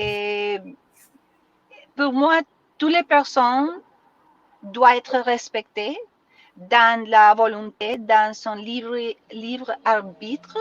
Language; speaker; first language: French; non-native, learner; Spanish